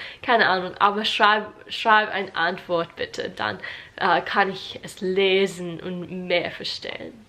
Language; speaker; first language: German; non-native, learner; English